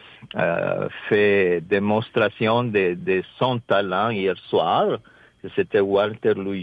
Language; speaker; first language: French; non-native, fluent; Spanish